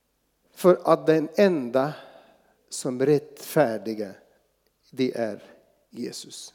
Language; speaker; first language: Swedish; non-native, fluent; Arabic